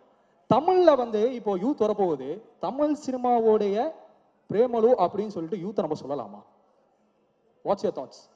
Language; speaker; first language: Tamil; native; Tamil